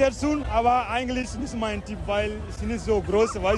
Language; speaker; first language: German; non-native, learner; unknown